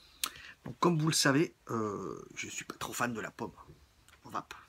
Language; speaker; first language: French; native; French